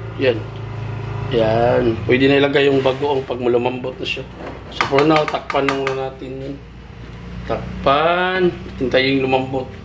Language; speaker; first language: Filipino; non-native, local second language; Cebuano